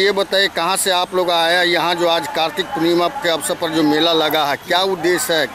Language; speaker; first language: Hindi; native; Hindi